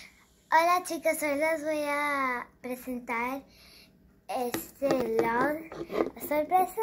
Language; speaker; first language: Spanish; early bilingual, heritage; Spanish